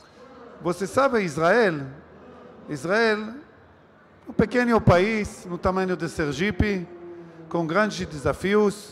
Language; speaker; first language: Portuguese; non-native, learner; Hebrew